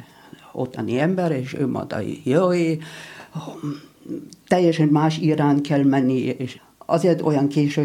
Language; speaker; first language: Hungarian; non-native, learner; German